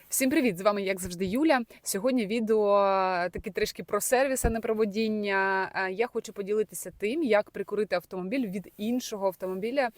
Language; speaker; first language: Ukrainian; native; Ukrainian